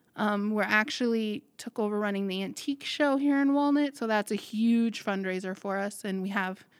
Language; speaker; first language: English; native; English